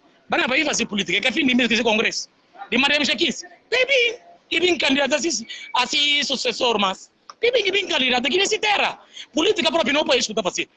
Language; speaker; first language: Portuguese; non-native, local second language; Upper Guinea Crioulo